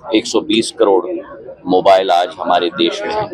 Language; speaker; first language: Hindi; native; Hindi